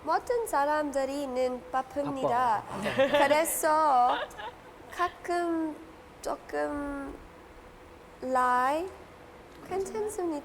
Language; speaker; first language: Korean; non-native, learner; Polish